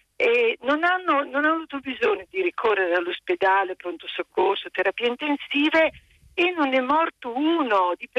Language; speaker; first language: Italian; native; Italian